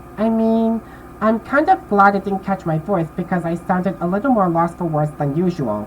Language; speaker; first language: English; native; English